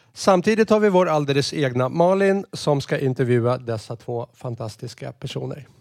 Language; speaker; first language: Swedish; native; Swedish